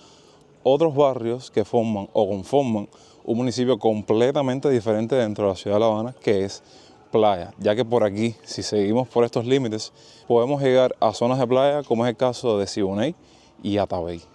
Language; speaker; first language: Spanish; native; Spanish